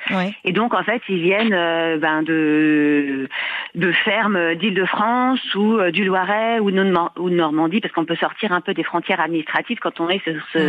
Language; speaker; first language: French; native; French